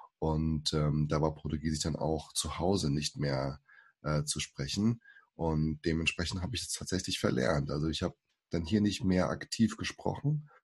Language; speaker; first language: German; early bilingual, other home language; Portuguese